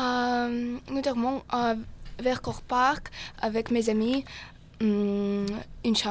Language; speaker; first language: French; non-native, learner; Russian